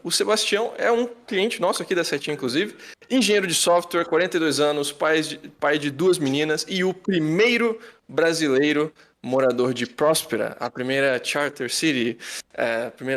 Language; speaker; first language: Portuguese; native; Portuguese